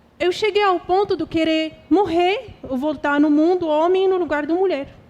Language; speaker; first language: Portuguese; non-native, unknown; Arabic